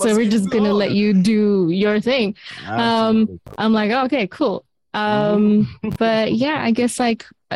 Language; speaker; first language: English; non-native, local second language; Malay